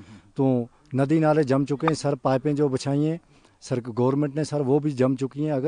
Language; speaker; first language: Urdu; non-native, local second language; Kashmiri